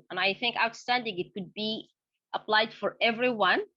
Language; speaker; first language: English; non-native, fluent; Arabic